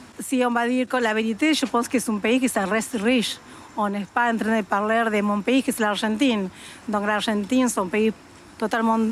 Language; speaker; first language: French; non-native, fluent; Spanish